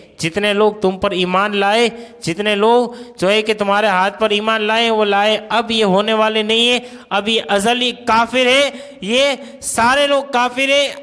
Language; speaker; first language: Urdu; non-native, local second language; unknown